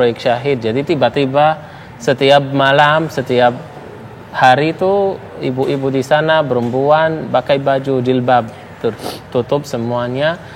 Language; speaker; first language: Indonesian; non-native, fluent; Arabic